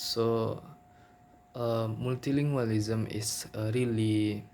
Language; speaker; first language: English; non-native, local second language; Minangkabau